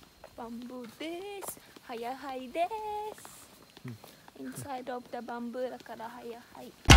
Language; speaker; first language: Japanese; non-native, learner; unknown